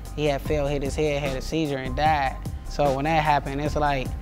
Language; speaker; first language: English; native; English